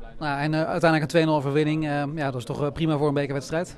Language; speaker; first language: Dutch; native; Dutch